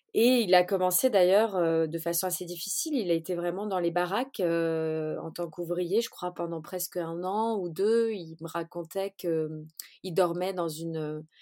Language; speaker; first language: French; early bilingual, other home language; Portuguese